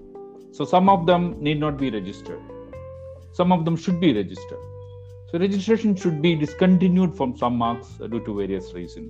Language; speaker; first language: English; non-native, local second language; Malayalam